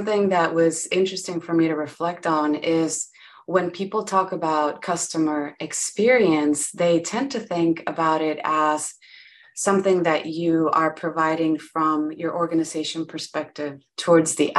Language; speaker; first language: English; non-native, fluent; Spanish